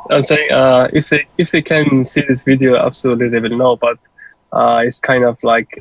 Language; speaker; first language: English; non-native, learner; Persian